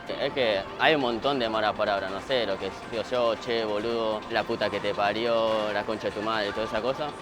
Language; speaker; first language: Spanish; early bilingual, other home language; Japanese